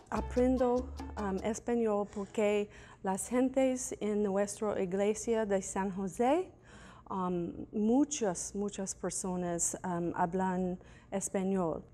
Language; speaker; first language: Spanish; non-native, learner; English